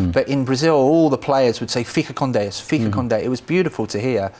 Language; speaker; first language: English; native; English